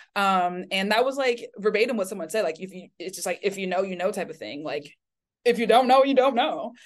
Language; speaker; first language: English; early bilingual, other home language; Chinese